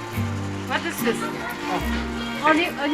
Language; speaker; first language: English; non-native, learner; Mongolian